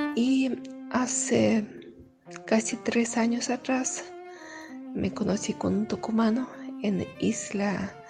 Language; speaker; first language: Spanish; non-native, fluent; Russian